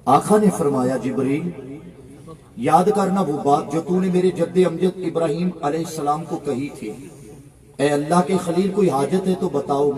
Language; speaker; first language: Urdu; non-native, local second language; Punjabi